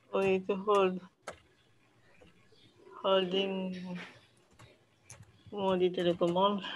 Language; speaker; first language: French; non-native, local second language; Wolof